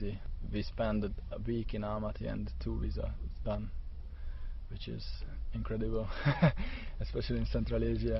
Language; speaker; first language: English; non-native, learner; Hungarian